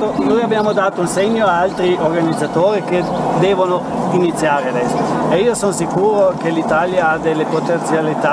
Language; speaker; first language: Italian; non-native, local second language; German